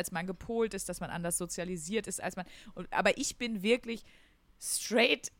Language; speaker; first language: German; native; German